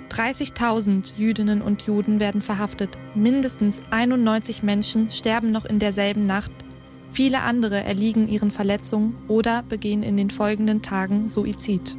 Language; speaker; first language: German; native; German